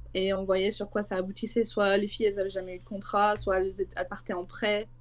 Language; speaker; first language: French; native; French